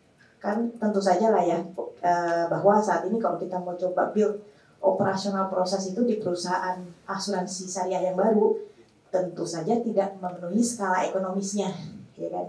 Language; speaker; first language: Indonesian; native; Indonesian